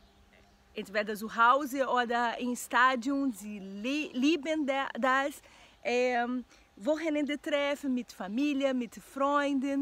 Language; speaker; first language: German; non-native, learner; Portuguese